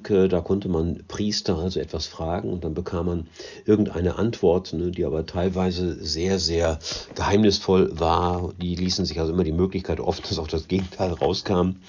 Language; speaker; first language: German; native; German